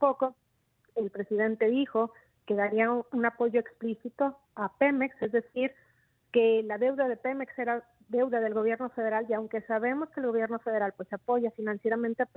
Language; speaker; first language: Spanish; native; Spanish